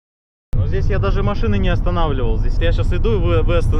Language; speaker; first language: Russian; native; Russian